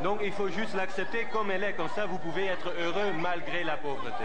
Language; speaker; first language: French; non-native, fluent; Dutch